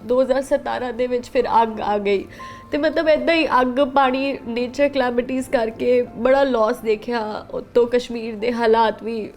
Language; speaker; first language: Punjabi; native; Punjabi